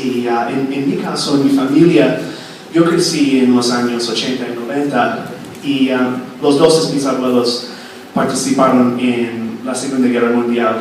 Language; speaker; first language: Spanish; non-native, fluent; English